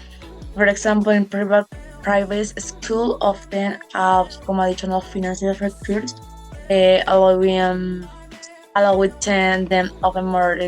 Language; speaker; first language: English; non-native, learner; Spanish